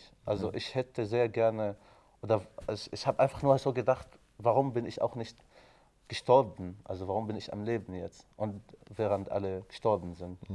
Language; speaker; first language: German; non-native, fluent; Arabic